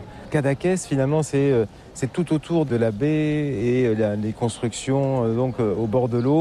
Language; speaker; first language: French; native; French